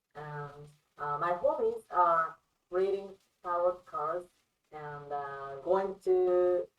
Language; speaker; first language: English; non-native, fluent; Japanese